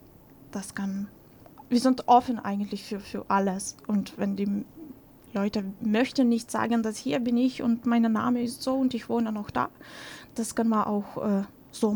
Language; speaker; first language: German; non-native, fluent; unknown